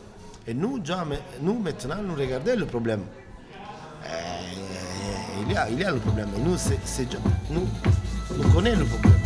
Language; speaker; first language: French; non-native, learner; Italian